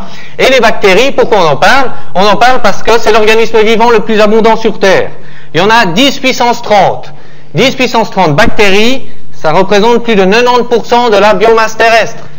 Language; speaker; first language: French; native; French